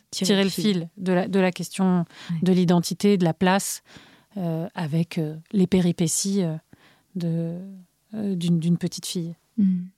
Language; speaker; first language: French; native; French